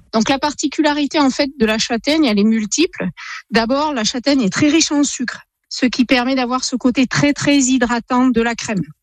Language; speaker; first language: French; native; French